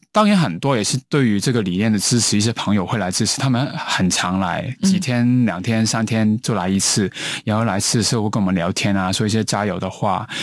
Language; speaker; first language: Chinese; non-native, local second language; Cantonese